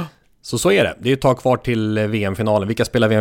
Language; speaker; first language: Swedish; native; Swedish